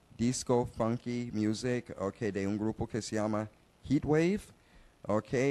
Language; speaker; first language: Spanish; non-native, learner; English